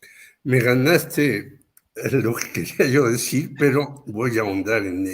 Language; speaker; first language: Spanish; native; Spanish